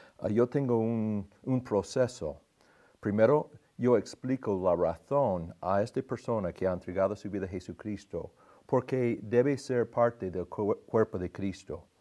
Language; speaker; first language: Spanish; non-native, fluent; English